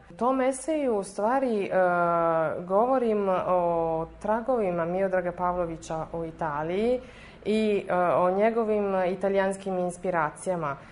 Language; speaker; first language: Serbian; non-native, fluent; Italian